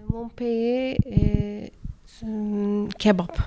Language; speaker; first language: French; non-native, learner; Turkish